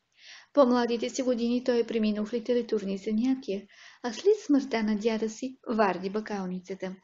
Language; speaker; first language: Bulgarian; native; Bulgarian